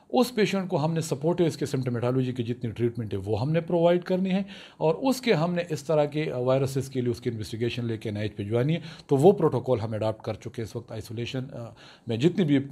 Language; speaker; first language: Urdu; non-native, local second language; Pashto